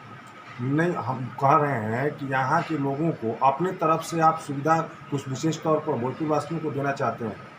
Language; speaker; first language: Hindi; native; Hindi